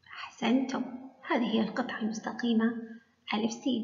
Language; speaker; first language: Arabic; native; Arabic